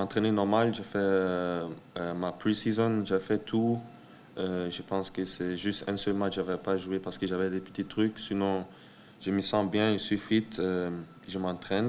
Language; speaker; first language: French; early bilingual, heritage; French